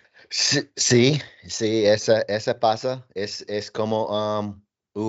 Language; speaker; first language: Spanish; non-native, learner; English